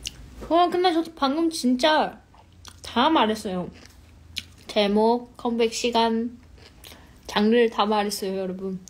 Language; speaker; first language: Korean; non-native, fluent; Chinese